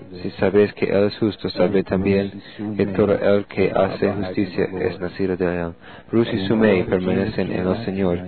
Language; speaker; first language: Spanish; non-native, learner; English